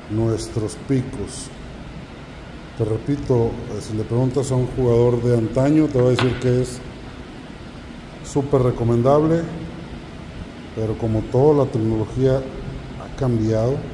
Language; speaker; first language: Spanish; native; Spanish